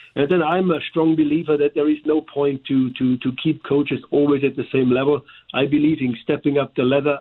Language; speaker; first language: English; non-native, fluent; German